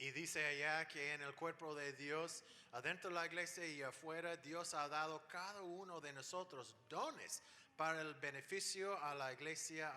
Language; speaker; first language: Spanish; non-native, fluent; English